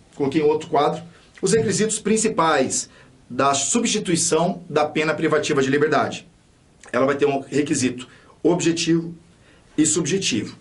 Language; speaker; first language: Portuguese; native; Portuguese